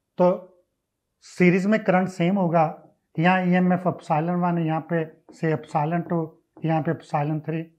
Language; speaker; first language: Hindi; non-native, local second language; Punjabi